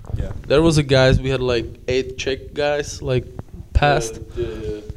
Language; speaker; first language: English; non-native, fluent; Czech